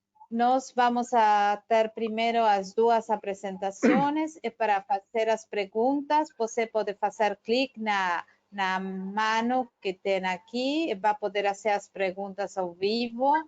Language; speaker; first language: Portuguese; non-native, fluent; Spanish